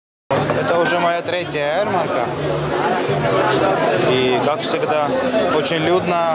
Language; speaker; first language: Russian; non-native, fluent; Georgian